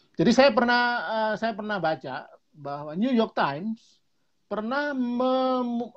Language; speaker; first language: Indonesian; non-native, local second language; Javanese